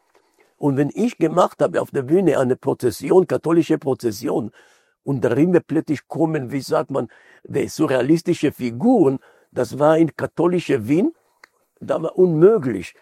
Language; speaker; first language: German; non-native, fluent; Hebrew